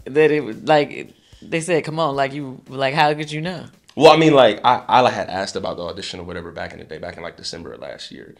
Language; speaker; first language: English; native; English